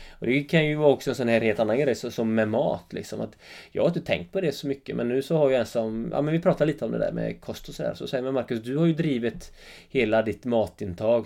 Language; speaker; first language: Swedish; native; Swedish